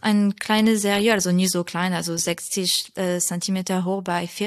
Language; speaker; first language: German; non-native, fluent; French